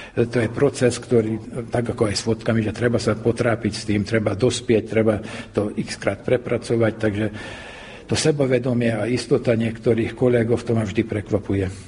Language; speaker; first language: Slovak; early bilingual, heritage; Slovak